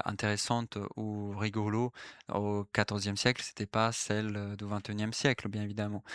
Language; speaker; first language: French; native; French